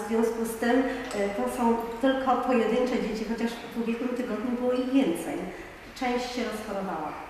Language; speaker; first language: Polish; native; Polish